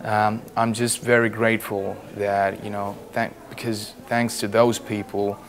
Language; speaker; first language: English; non-native, fluent; Estonian